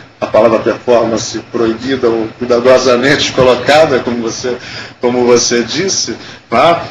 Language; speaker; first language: Portuguese; native; Portuguese